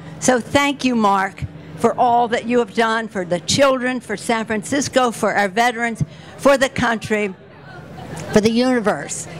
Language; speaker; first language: English; native; English